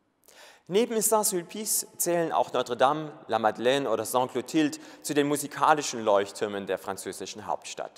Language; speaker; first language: German; native; German